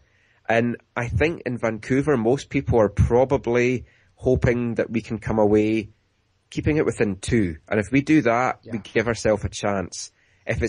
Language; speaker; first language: English; native; English